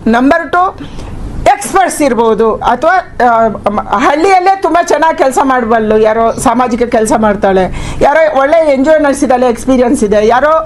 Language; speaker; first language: Kannada; native; Kannada